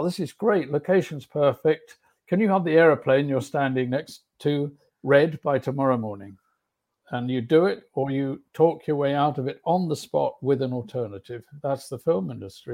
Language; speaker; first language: English; native; English